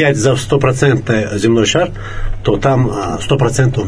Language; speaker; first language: Russian; non-native, local second language; Chechen